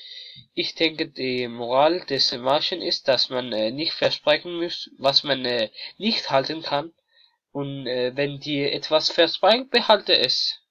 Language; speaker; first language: German; non-native, learner; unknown